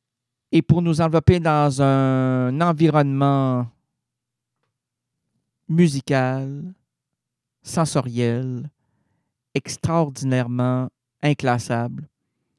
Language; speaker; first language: French; native; French